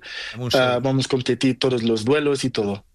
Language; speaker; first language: Spanish; non-native, learner; Portuguese